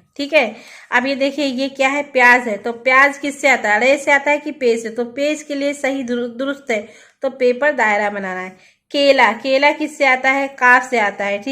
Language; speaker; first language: Hindi; native; Hindi